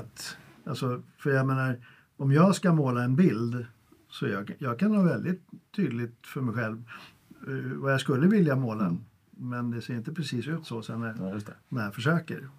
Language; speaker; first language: Swedish; native; Swedish